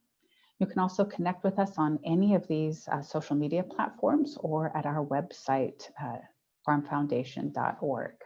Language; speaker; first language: English; native; English